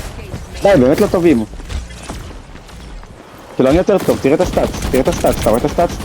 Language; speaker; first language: Hebrew; native; Hebrew